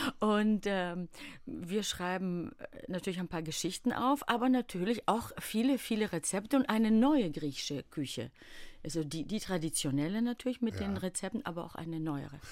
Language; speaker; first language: German; early bilingual, other home language; Greek